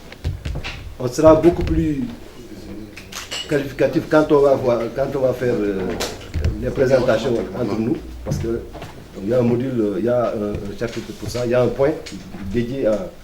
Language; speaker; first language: French; non-native, local second language; Wolof